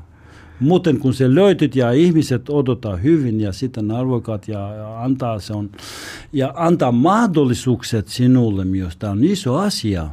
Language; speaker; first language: Finnish; non-native, learner; Albanian